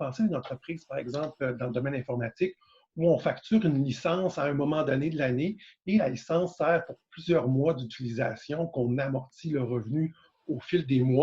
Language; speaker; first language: French; native; French